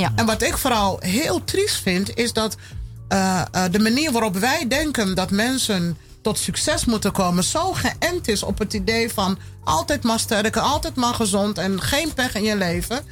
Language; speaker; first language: Dutch; early bilingual, other home language; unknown